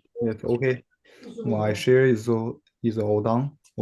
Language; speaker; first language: English; non-native, learner; Chinese